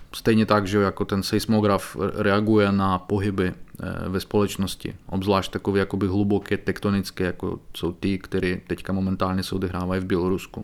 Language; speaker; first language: Czech; non-native, fluent; Belarusian